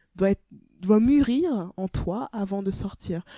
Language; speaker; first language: French; native; French